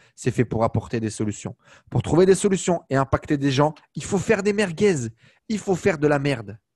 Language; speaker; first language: French; native; French